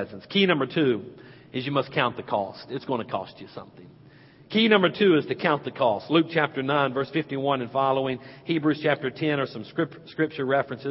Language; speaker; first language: English; native; English